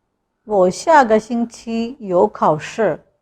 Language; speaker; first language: Chinese; non-native, fluent; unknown